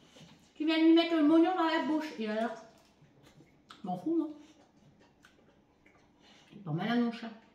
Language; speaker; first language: French; native; French